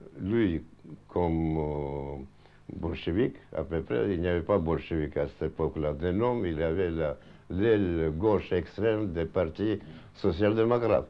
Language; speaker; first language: French; non-native, fluent; Russian